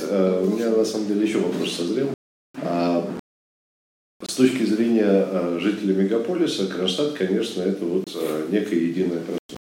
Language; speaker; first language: Russian; native; Russian